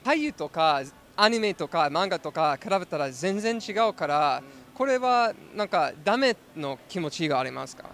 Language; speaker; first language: Japanese; non-native, learner; English